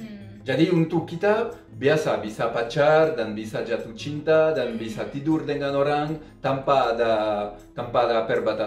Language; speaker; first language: Indonesian; non-native, fluent; French